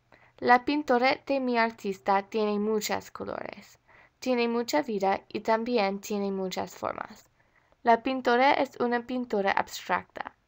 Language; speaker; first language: Spanish; non-native, learner; English